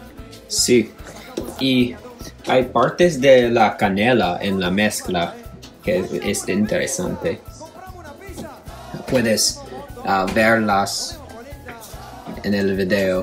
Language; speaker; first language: Spanish; non-native, learner; English